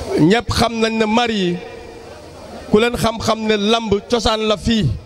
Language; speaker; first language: Wolof; non-native, local second language; Serer